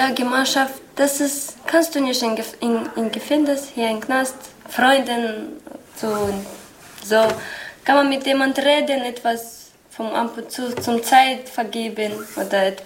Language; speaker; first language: German; non-native, learner; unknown